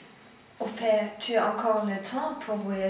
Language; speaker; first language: French; non-native, learner; German